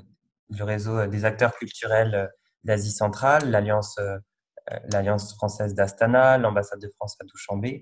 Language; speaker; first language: French; native; French